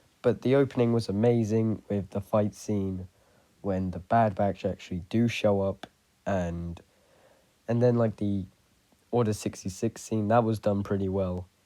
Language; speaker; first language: English; native; English